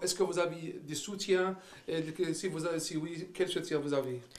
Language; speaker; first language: French; non-native, local second language; Arabic